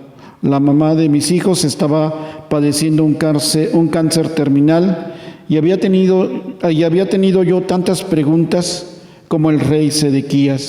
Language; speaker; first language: Spanish; native; Spanish